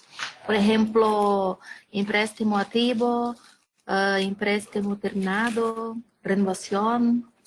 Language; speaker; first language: Spanish; non-native, learner; Portuguese